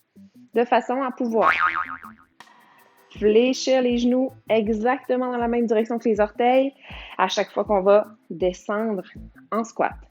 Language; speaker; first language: French; native; French